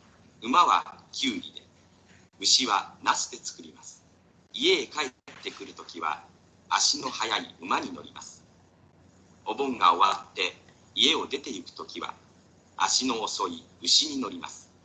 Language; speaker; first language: Japanese; non-native, learner; Indonesian